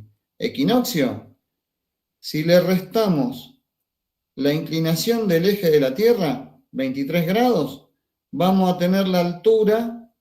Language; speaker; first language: Spanish; native; Spanish